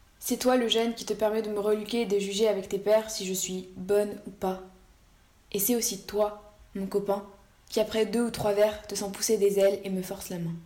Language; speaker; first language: French; native; French